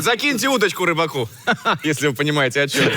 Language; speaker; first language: Russian; native; Russian